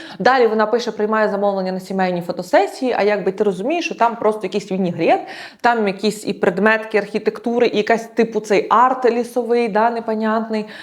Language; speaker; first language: Ukrainian; non-native, local second language; Russian